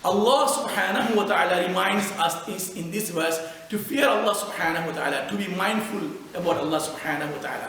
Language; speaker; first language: English; non-native, fluent; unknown